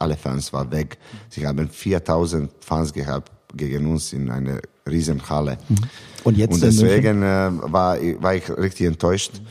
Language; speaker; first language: German; non-native, learner; Serbian